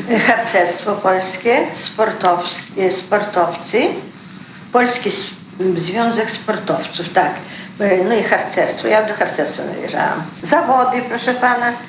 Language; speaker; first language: Polish; early bilingual, heritage; Polish